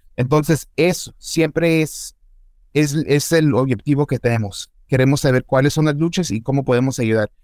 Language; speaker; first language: Spanish; early bilingual, heritage; Spanish